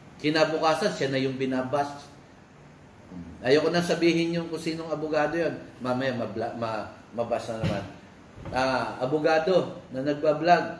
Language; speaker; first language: Filipino; native; Filipino